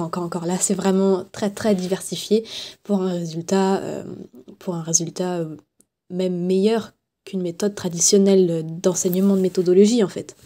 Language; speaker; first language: French; native; French